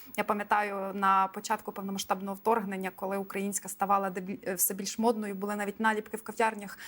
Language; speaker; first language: Ukrainian; native; Ukrainian